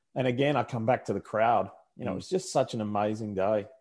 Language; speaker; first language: English; native; English